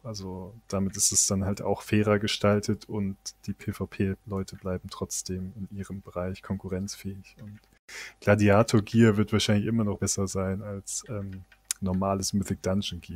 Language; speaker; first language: German; native; German